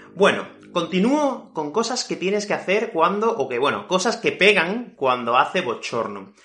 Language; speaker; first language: Spanish; native; Spanish